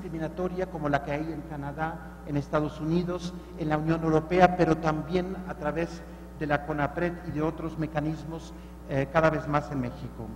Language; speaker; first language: Spanish; non-native, fluent; German